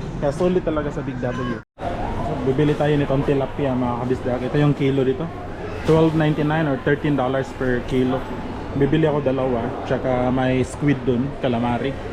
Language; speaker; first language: Filipino; non-native, local second language; Cebuano